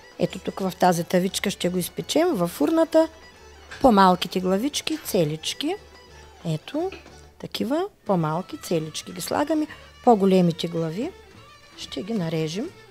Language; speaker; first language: Bulgarian; native; Bulgarian